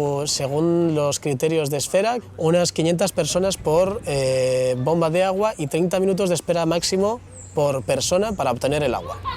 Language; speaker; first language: Spanish; native; Spanish